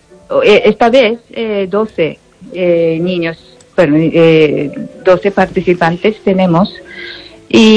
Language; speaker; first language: Spanish; non-native, learner; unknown